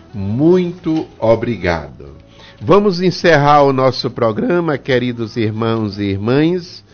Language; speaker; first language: Portuguese; native; Portuguese